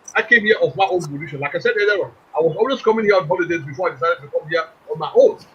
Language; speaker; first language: English; non-native, local second language; Yoruba